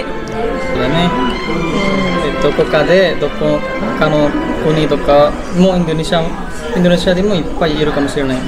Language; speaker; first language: Japanese; non-native, fluent; Indonesian